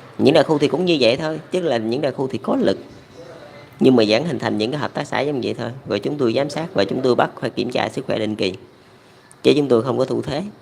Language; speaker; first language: Vietnamese; native; Vietnamese